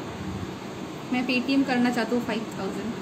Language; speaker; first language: Hindi; non-native, local second language; Bangla